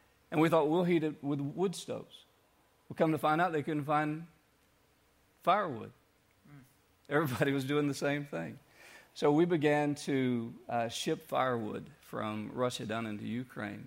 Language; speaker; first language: English; native; English